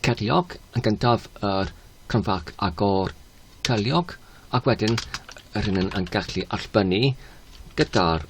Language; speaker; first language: Welsh; non-native, fluent; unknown